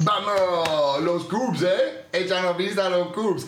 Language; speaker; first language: Spanish; non-native, fluent; English